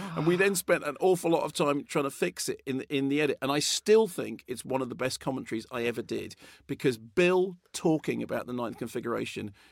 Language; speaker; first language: English; native; English